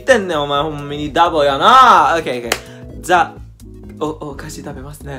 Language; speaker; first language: Japanese; non-native, learner; English